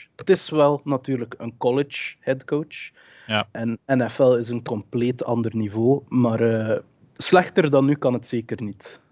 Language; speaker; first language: Dutch; early bilingual, other home language; English